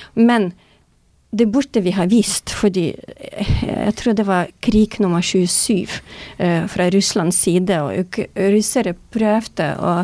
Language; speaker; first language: Norwegian; non-native, fluent; Ukrainian